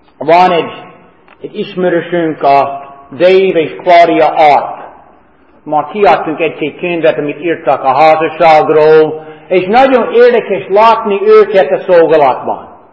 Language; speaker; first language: Hungarian; non-native, fluent; English